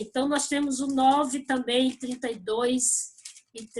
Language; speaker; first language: Portuguese; native; Portuguese